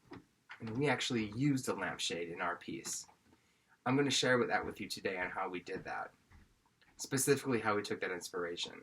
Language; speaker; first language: English; native; English